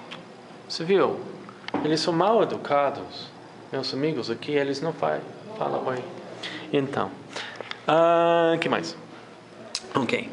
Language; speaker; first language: Portuguese; non-native, fluent; English